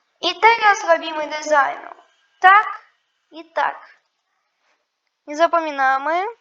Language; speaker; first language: Polish; non-native, learner; Ukrainian